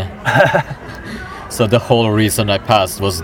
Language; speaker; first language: English; non-native, fluent; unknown